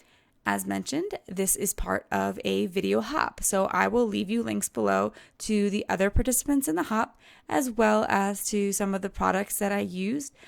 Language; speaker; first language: English; native; English